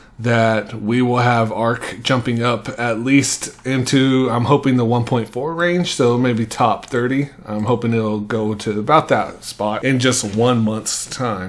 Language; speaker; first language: English; native; English